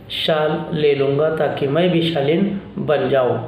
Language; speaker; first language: Hindi; non-native, local second language; Marathi